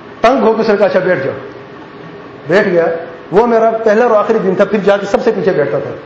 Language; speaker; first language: Urdu; early bilingual, heritage; Urdu